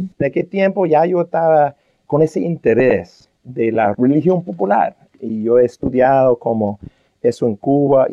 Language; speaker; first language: Spanish; non-native, fluent; English